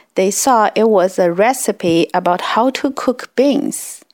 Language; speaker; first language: English; non-native, fluent; Chinese